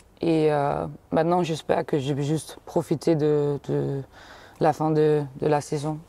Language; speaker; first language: French; non-native, fluent; Danish